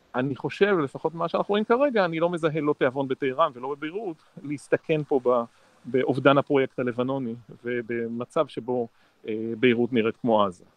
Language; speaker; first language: Hebrew; native; Hebrew